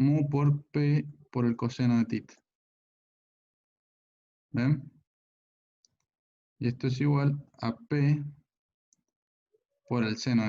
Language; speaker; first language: Spanish; native; Spanish